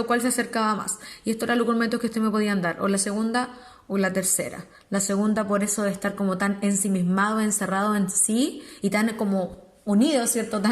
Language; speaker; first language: Spanish; native; Spanish